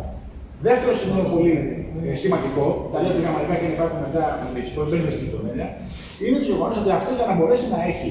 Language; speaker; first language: Greek; native; Greek